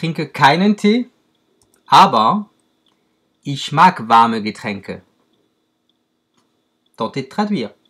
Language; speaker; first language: German; non-native, fluent; French